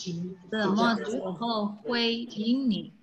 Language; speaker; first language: Chinese; non-native, learner; Indonesian